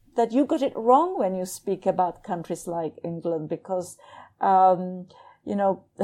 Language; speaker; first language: English; non-native, fluent; Czech